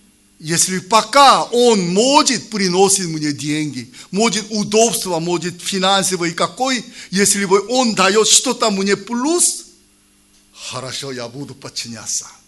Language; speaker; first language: Russian; non-native, learner; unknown